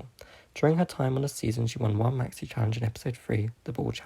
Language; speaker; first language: English; native; English